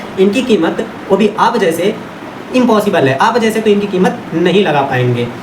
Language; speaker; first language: Hindi; native; Hindi